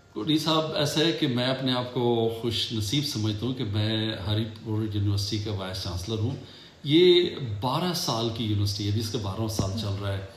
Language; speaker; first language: Urdu; non-native, local second language; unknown